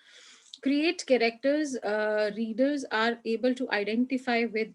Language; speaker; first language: English; non-native, local second language; Hindi